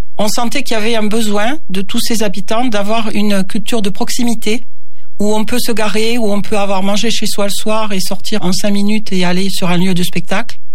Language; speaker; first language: French; native; French